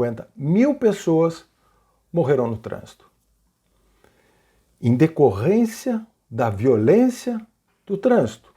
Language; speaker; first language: Portuguese; native; Portuguese